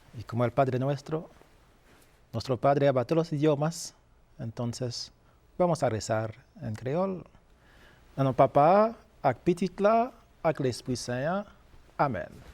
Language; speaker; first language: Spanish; non-native, fluent; Haitian Creole